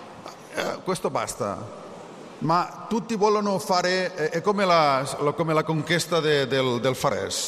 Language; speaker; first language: Italian; non-native, learner; Catalan